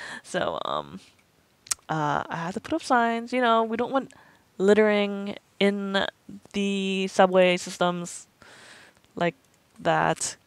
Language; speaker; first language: English; native; English